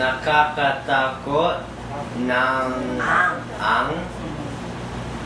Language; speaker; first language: Filipino; non-native, learner; Korean